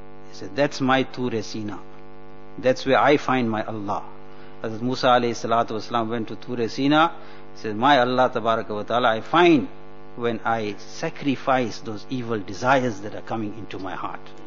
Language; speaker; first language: English; native; English